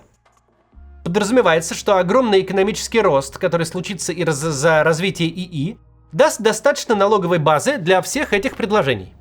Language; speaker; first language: Russian; native; Russian